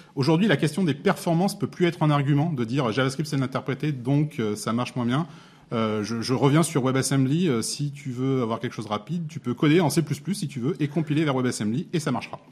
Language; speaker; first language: French; native; French